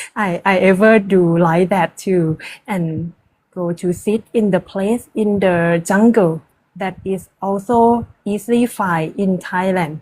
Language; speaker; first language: English; non-native, learner; Thai